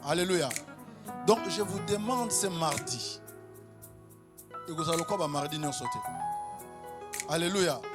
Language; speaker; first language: French; non-native, local second language; Lingala